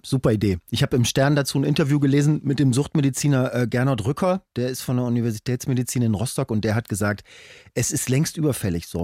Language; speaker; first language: German; native; German